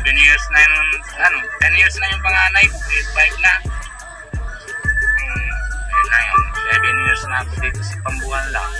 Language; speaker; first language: Filipino; non-native, fluent; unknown